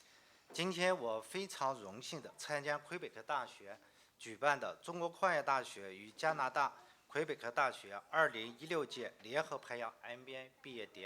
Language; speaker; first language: Chinese; native; Chinese